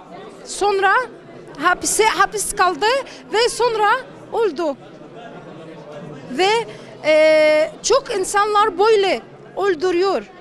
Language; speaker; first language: Turkish; non-native, learner; Arabic